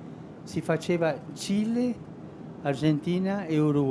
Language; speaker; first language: Italian; non-native, fluent; Spanish